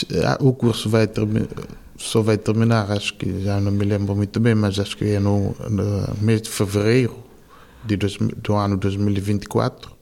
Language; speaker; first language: Portuguese; non-native, local second language; Kabuverdianu